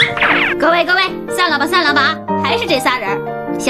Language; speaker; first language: Chinese; native; Chinese